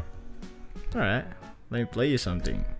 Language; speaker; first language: English; non-native, fluent; Indonesian